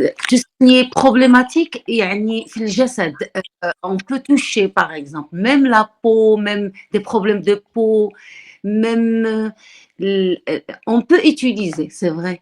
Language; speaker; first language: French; non-native, local second language; Arabic